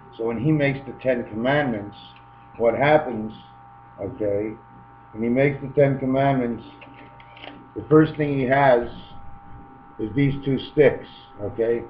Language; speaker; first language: English; native; English